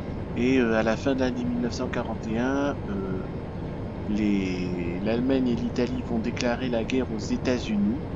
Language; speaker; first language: French; native; French